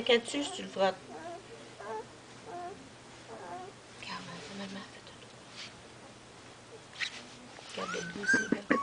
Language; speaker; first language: French; native; French